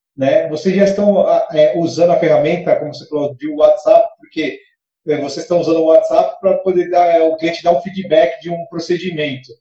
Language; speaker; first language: Portuguese; native; Portuguese